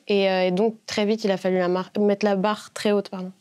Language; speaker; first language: French; native; French